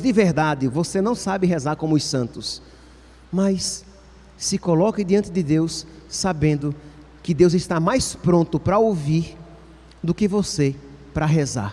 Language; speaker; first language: Portuguese; native; Portuguese